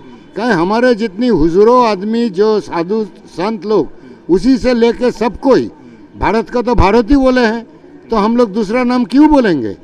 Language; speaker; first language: Hindi; non-native, local second language; Bangla